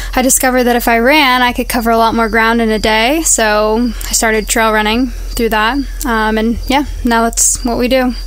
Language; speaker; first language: English; native; English